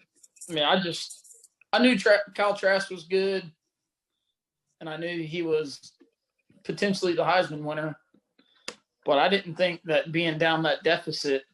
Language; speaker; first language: English; native; English